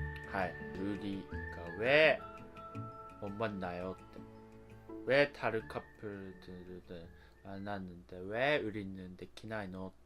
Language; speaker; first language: Korean; non-native, learner; Japanese